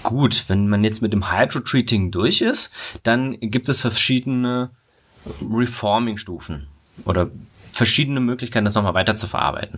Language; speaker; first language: German; native; German